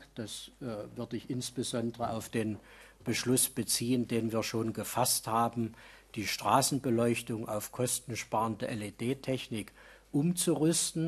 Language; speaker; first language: German; native; German